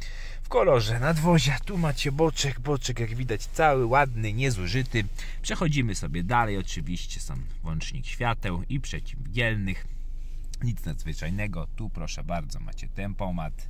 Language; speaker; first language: Polish; native; Polish